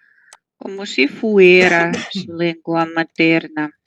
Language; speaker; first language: Spanish; non-native, learner; Russian